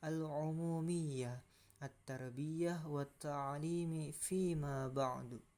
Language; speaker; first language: Arabic; non-native, learner; Indonesian